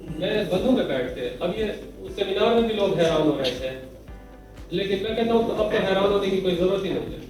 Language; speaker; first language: Urdu; non-native, local second language; Pashto